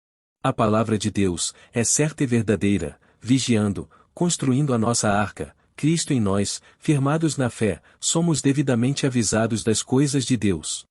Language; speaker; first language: Portuguese; native; Portuguese